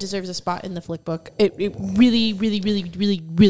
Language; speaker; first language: English; native; English